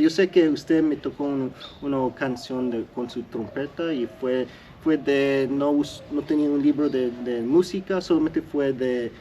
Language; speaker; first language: Spanish; early bilingual, heritage; English